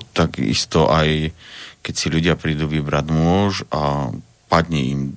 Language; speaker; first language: Slovak; native; Slovak